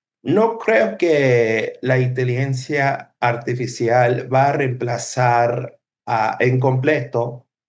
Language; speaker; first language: Spanish; non-native, fluent; English